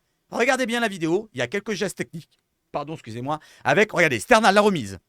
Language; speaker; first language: French; native; French